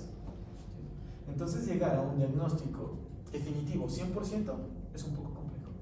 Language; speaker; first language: Spanish; native; Spanish